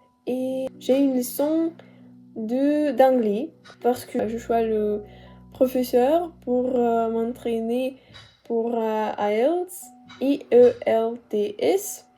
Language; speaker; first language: French; non-native, learner; Russian